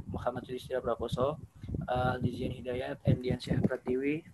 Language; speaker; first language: English; non-native, learner; Indonesian